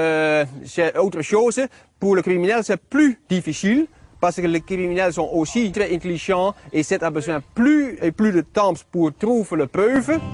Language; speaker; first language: French; non-native, learner; Dutch